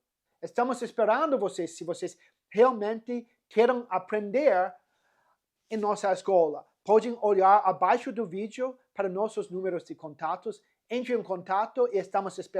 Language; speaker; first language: Portuguese; non-native, fluent; English